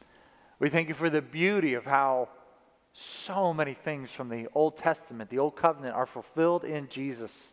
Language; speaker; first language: English; native; English